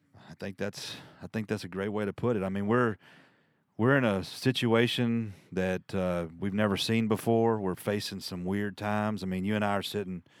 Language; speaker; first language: English; native; English